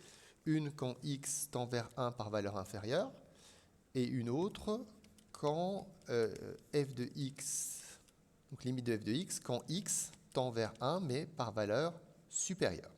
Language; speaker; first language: French; native; French